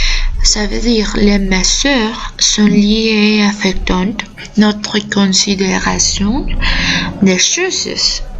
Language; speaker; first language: French; non-native, learner; Spanish